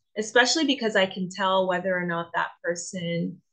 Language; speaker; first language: English; native; English